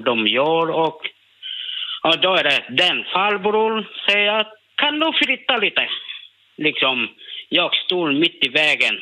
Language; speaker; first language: Swedish; non-native, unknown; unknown